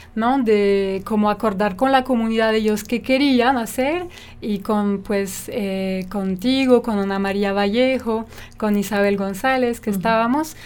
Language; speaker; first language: Spanish; non-native, fluent; French